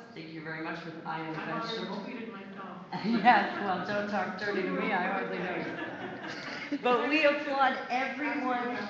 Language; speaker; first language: English; native; English